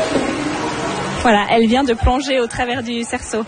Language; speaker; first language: French; native; French